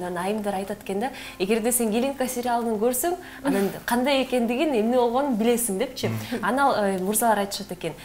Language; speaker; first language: Kyrgyz; native; Kyrgyz